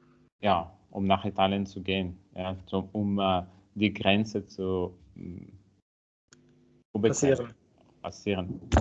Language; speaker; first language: German; non-native, learner; Italian